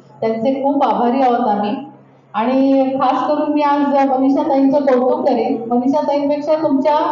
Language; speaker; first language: Marathi; native; Marathi